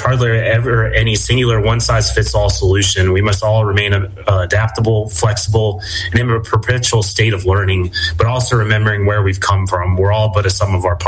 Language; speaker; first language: English; native; English